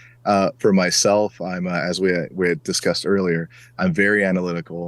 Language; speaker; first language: English; native; English